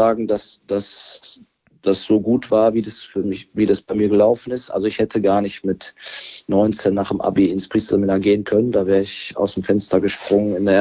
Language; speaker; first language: German; native; German